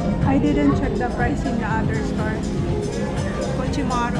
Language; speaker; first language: English; non-native, local second language; Filipino